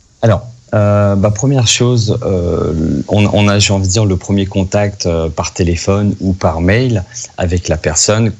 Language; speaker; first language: French; native; French